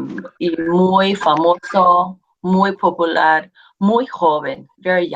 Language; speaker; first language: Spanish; non-native, fluent; English